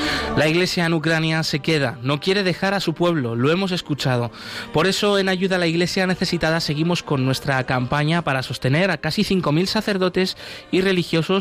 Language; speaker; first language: Spanish; native; Spanish